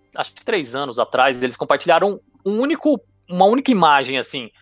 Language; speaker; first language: Portuguese; native; Portuguese